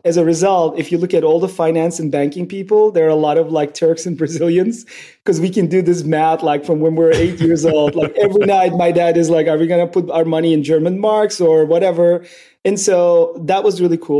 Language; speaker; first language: English; non-native, fluent; Turkish